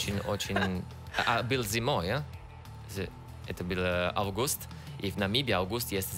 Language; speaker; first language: Russian; non-native, learner; Italian